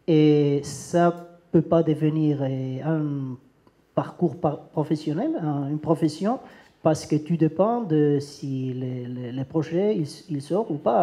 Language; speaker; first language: French; non-native, learner; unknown